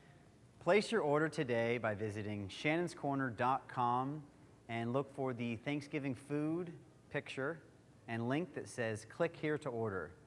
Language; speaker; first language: English; native; English